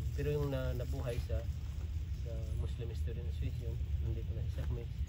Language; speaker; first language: Filipino; non-native, local second language; Tausug